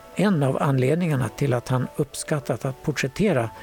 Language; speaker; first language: Swedish; native; Swedish